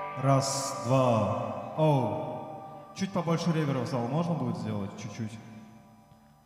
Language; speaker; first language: Russian; native; Russian